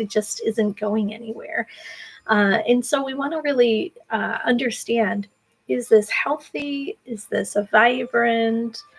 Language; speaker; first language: English; native; English